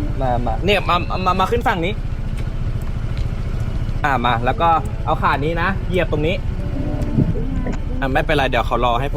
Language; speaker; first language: Thai; native; Thai